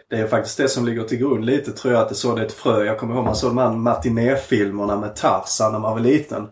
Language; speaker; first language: Swedish; native; Swedish